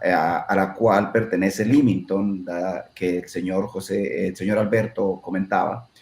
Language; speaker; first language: Spanish; native; Spanish